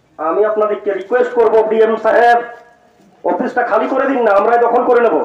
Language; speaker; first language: Bangla; non-native, local second language; Santali